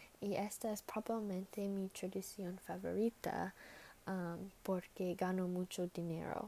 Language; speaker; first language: Spanish; non-native, learner; English